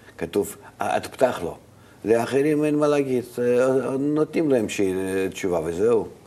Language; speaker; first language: Hebrew; non-native, fluent; Russian